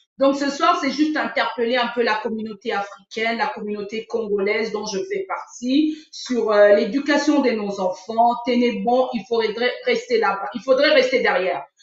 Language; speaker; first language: French; non-native, local second language; Lingala